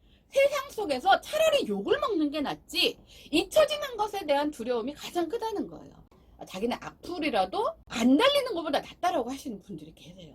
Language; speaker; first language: Korean; native; Korean